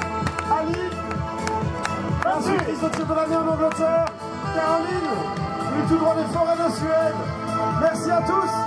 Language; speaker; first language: French; native; French